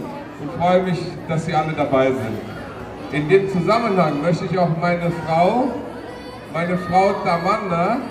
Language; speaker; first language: German; non-native, fluent; Bangla